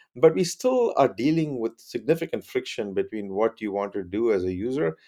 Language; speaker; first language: English; non-native, local second language; Tamil